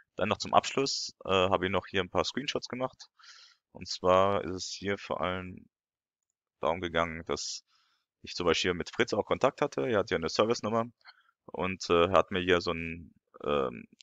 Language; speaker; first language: German; non-native, fluent; French